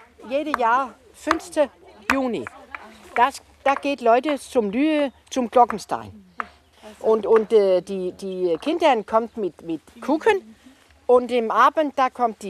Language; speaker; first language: German; non-native, learner; Danish